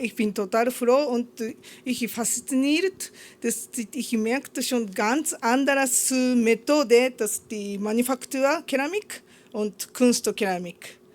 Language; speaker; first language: German; non-native, learner; Japanese